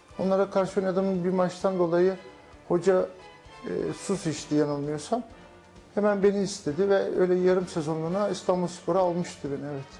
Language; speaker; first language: Turkish; early bilingual, heritage; Turkish